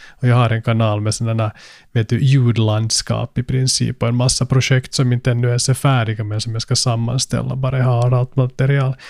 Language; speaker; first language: Swedish; native; Swedish